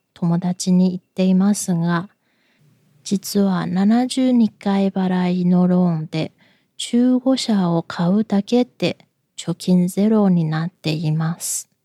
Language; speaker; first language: Japanese; non-native, fluent; Chinese